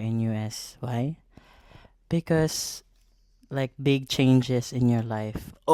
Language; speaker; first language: English; non-native, local second language; Cebuano